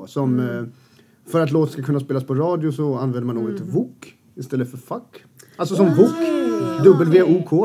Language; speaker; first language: Swedish; early bilingual, other home language; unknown